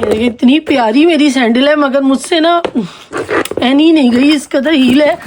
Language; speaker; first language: Urdu; native; Urdu